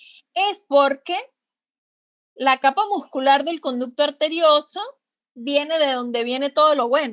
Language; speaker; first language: Spanish; native; Spanish